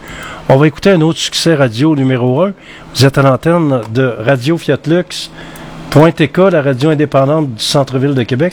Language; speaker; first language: French; native; French